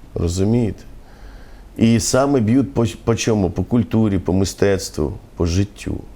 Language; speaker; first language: Ukrainian; non-native, local second language; Romany